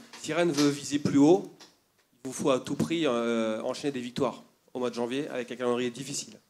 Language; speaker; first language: French; native; French